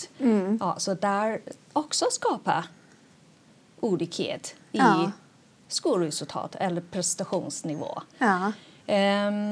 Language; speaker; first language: Swedish; non-native, fluent; Chinese